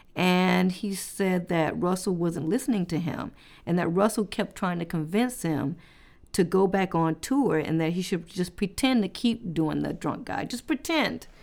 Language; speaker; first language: English; native; English